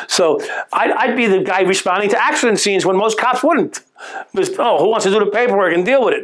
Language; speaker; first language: English; native; English